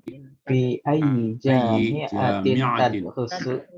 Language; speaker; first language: Arabic; non-native, learner; Indonesian